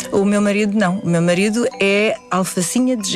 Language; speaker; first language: Portuguese; early bilingual, other home language; Indonesian